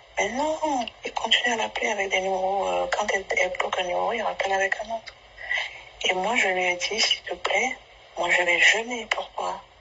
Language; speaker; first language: French; non-native, local second language; Basaa